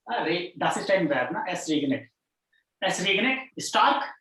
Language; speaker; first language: German; non-native, fluent; Hindi